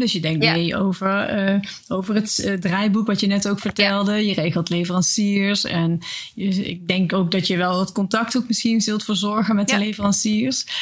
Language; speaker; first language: Dutch; native; Dutch